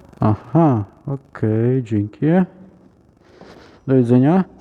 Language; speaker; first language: Polish; non-native, fluent; Ukrainian